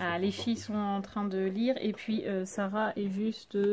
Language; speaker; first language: French; native; French